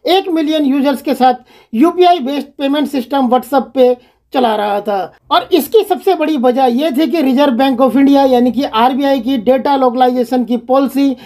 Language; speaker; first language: Hindi; native; Hindi